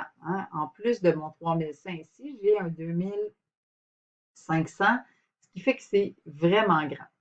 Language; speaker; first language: French; native; French